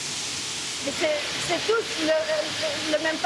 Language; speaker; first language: French; non-native, learner; Dutch